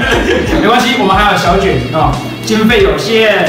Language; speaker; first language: Chinese; native; Chinese